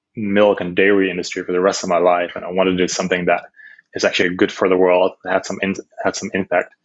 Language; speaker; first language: English; non-native, fluent; Dutch